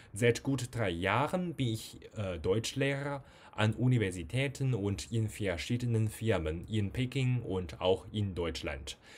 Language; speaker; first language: German; non-native, fluent; Chinese